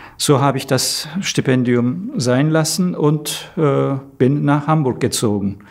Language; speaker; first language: German; non-native, fluent; Turkish